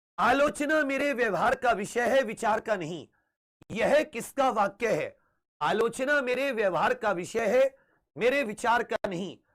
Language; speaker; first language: Hindi; native; Hindi